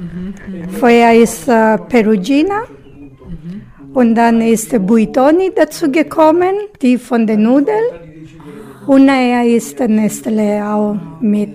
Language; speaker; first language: German; non-native, learner; Italian